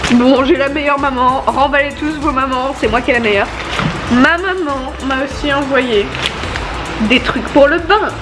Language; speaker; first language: French; native; French